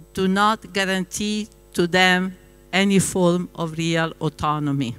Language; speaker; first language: English; non-native, fluent; Italian